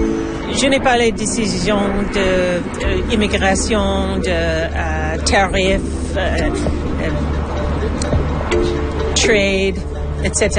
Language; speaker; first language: French; non-native, learner; English